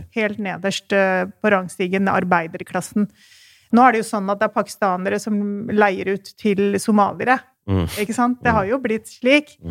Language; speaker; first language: Norwegian; early bilingual, other home language; Urdu